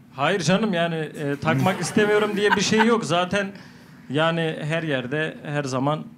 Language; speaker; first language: Turkish; native; Turkish